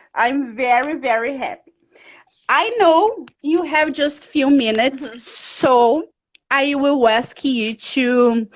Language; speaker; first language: English; non-native, fluent; Portuguese